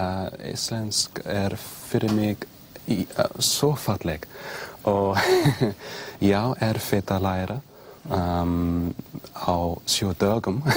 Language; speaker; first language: Icelandic; non-native, learner; English